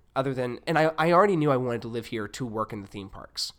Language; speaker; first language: English; native; English